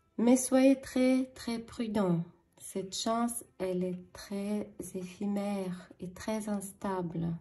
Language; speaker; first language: French; non-native, fluent; Ukrainian